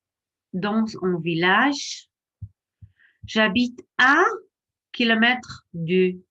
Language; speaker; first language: French; non-native, fluent; English